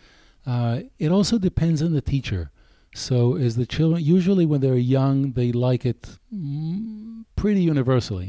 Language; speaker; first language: English; non-native, fluent; Hebrew